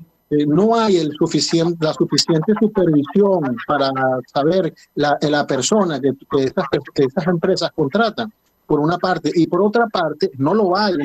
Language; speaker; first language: Spanish; native; Spanish